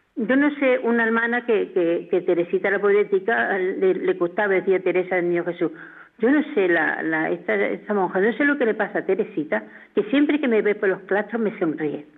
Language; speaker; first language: Spanish; native; Spanish